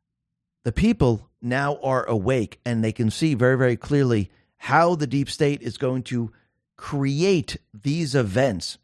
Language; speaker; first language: English; native; English